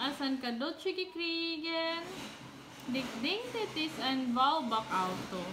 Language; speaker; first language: Dutch; non-native, learner; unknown